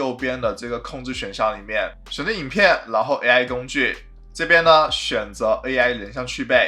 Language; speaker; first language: Chinese; native; Chinese